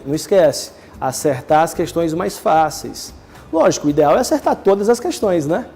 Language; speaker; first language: Portuguese; native; Portuguese